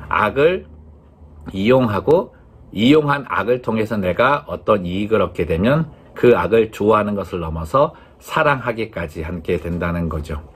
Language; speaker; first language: Korean; native; Korean